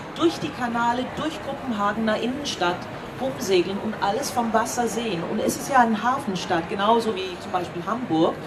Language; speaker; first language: German; non-native, fluent; Danish